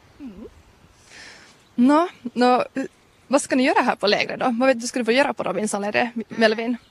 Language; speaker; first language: Swedish; native; Swedish